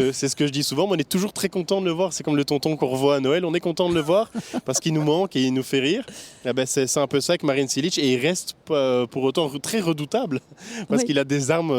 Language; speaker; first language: French; native; French